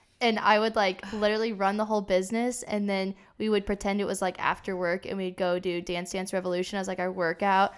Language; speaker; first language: English; native; English